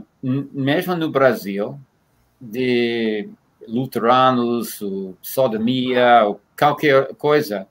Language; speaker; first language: Portuguese; non-native, fluent; English